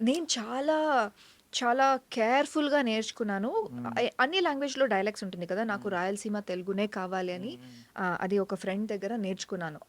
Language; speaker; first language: Telugu; non-native, fluent; Konkani